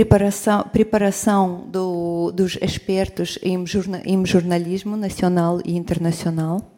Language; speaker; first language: Portuguese; non-native, fluent; Russian